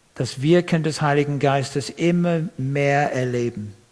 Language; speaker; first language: German; non-native, fluent; English